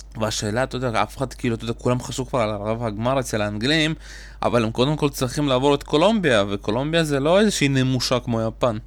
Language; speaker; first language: Hebrew; native; Hebrew